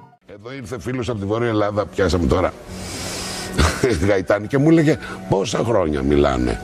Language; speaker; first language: Greek; native; Greek